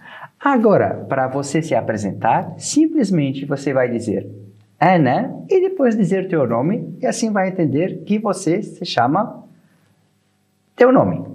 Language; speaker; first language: Portuguese; non-native, fluent; Arabic